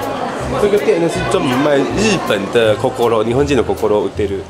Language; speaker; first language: Chinese; native; Chinese